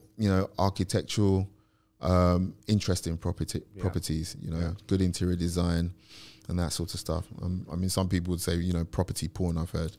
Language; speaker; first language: English; native; English